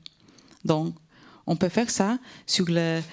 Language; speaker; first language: French; non-native, fluent; Polish